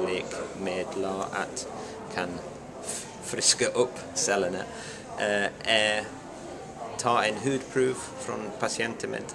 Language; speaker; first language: Swedish; non-native, learner; English